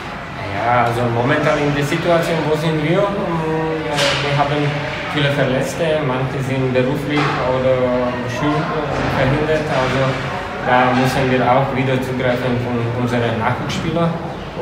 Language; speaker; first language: German; non-native, fluent; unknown